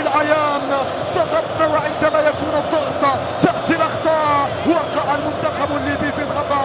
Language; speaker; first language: Arabic; native; Arabic